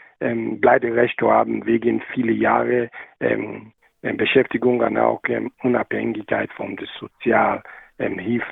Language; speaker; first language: German; non-native, learner; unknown